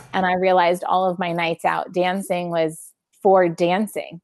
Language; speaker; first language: English; native; English